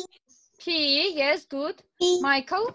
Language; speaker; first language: English; non-native, fluent; Russian